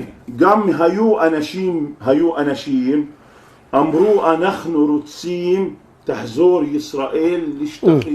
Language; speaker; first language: Hebrew; non-native, local second language; Arabic